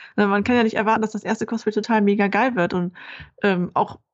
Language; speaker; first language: German; native; German